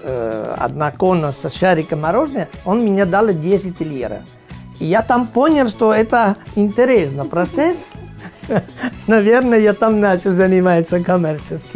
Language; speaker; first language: Russian; non-native, learner; Italian